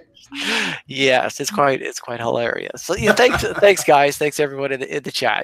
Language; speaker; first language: English; native; English